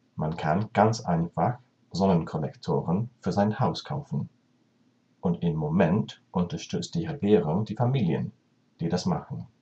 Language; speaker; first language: German; non-native, learner; English